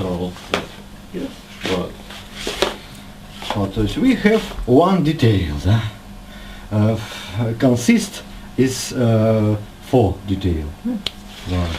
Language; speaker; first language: English; non-native, learner; Russian